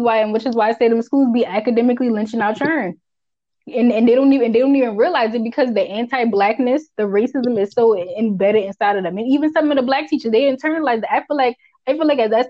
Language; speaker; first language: English; early bilingual, other home language; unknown